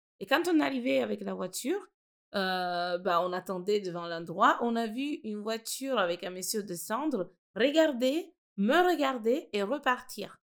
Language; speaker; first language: French; non-native, fluent; Italian